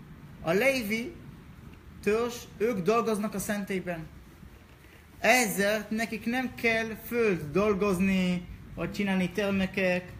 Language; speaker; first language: Hungarian; non-native, learner; Hebrew